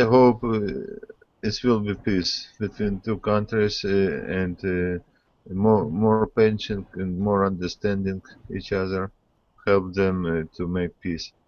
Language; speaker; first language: English; non-native, learner; Russian